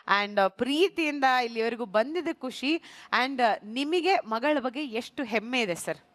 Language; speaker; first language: Kannada; native; Kannada